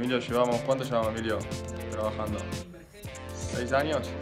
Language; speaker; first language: Spanish; native; Spanish